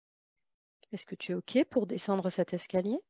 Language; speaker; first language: French; native; French